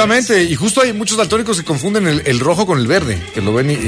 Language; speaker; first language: Spanish; native; Spanish